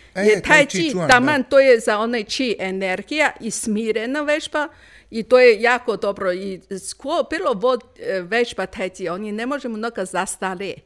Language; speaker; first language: Serbian; non-native, learner; Chinese